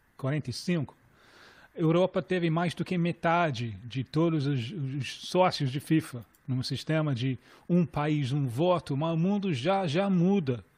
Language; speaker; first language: Portuguese; non-native, fluent; English